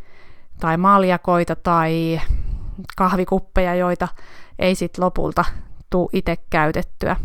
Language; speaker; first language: Finnish; native; Finnish